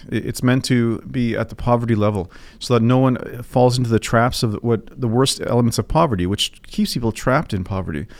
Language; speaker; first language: English; native; English